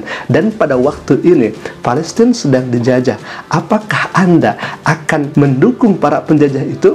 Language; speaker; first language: Indonesian; native; Indonesian